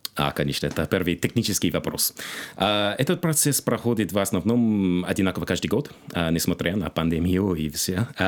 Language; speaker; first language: Russian; non-native, fluent; English